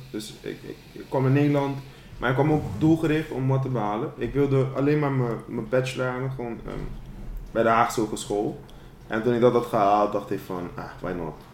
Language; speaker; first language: Dutch; non-native, local second language; Papiamento